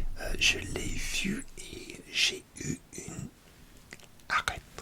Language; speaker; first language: French; non-native, learner; English